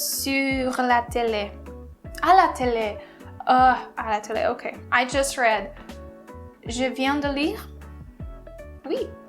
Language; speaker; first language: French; non-native, learner; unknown